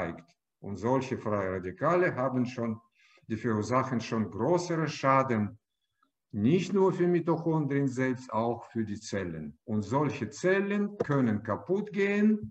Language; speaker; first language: German; non-native, fluent; Russian